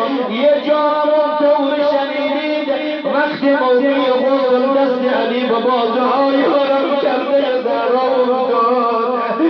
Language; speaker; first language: Persian; native; Persian